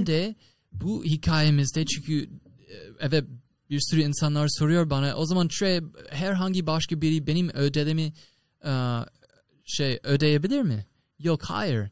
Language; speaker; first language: Turkish; non-native, fluent; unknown